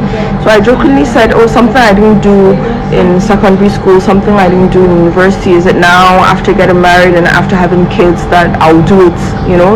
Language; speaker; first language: English; non-native, local second language; Hausa